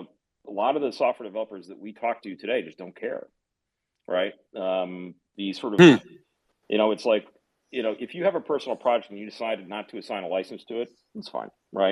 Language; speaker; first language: English; native; English